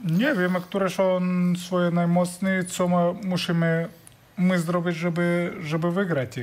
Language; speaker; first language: Polish; non-native, fluent; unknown